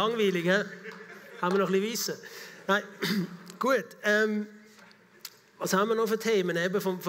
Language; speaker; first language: German; native; German